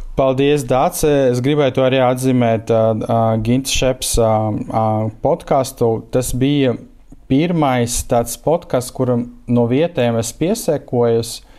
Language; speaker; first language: Latvian; non-native, local second language; Russian